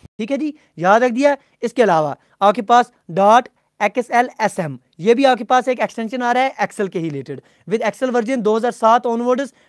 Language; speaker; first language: Hindi; non-native, local second language; Punjabi